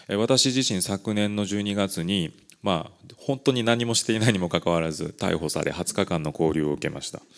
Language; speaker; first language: Japanese; native; Japanese